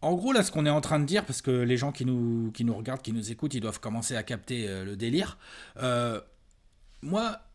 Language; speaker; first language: French; native; French